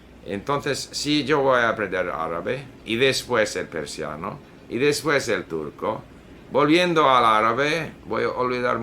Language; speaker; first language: Spanish; non-native, fluent; Swedish